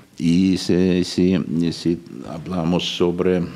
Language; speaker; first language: Spanish; non-native, fluent; Russian